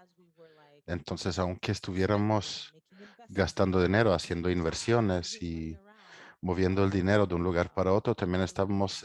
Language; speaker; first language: Spanish; non-native, fluent; English